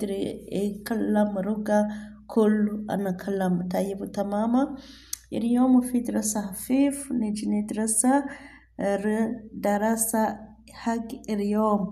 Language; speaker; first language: Arabic; non-native, learner; Rundi